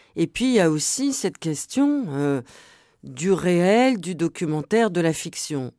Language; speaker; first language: French; native; French